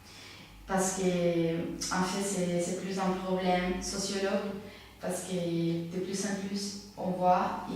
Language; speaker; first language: French; non-native, fluent; Spanish